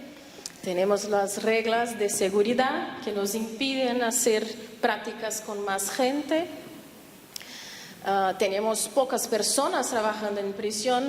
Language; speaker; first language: Spanish; non-native, fluent; Portuguese